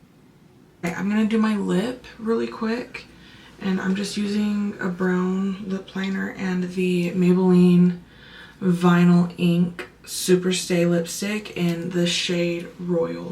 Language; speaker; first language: English; native; English